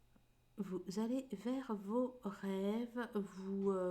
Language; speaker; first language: French; native; French